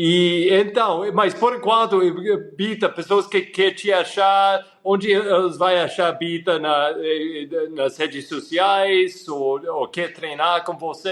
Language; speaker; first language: Portuguese; non-native, fluent; English